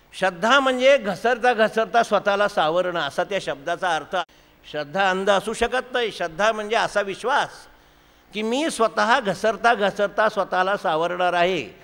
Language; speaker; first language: Marathi; native; Marathi